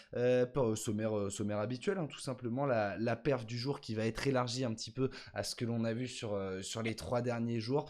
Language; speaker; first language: French; native; French